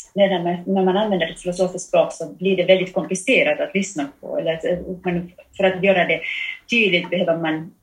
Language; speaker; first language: Swedish; early bilingual, heritage; German